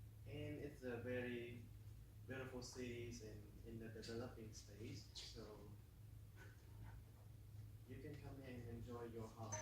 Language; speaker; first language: English; non-native, learner; Vietnamese